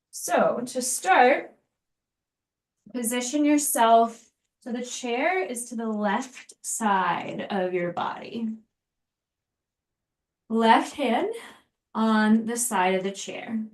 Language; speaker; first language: English; native; English